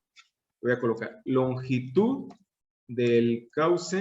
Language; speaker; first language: Spanish; native; Spanish